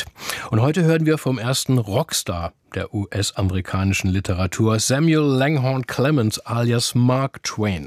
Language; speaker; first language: German; native; German